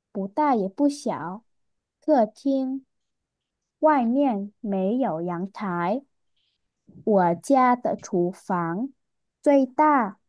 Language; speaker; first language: Chinese; non-native, learner; Vietnamese